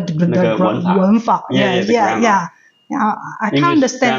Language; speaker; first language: English; non-native, learner; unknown